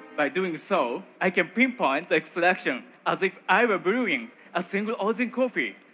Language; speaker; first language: English; non-native, learner; Japanese